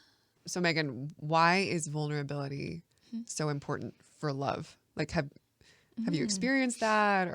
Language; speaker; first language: English; native; English